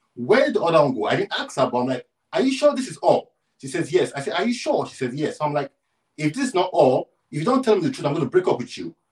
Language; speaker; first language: English; non-native, local second language; Yoruba